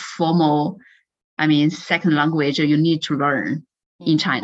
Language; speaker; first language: English; non-native, fluent; Chinese